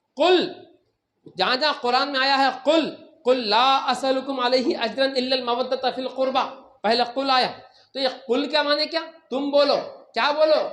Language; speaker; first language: Urdu; native; Urdu